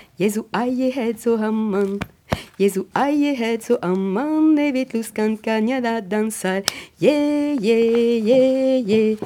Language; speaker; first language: French; early bilingual, other home language; Spanish